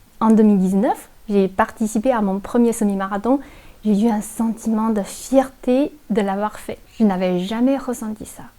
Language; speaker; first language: French; non-native, fluent; Chinese